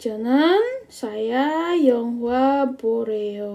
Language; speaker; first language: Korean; non-native, fluent; Indonesian